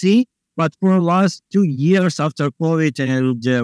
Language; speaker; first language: English; non-native, learner; Ukrainian